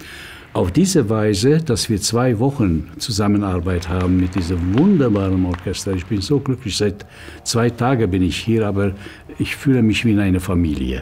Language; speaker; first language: German; non-native, fluent; Hungarian